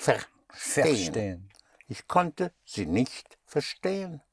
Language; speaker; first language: German; non-native, fluent; English